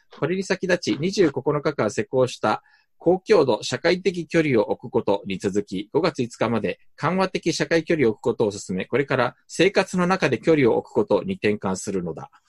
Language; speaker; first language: Japanese; native; Japanese